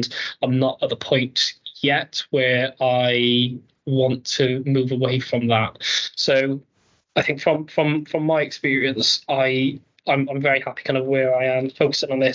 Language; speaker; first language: English; native; English